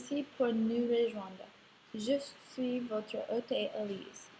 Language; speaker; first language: French; non-native, learner; English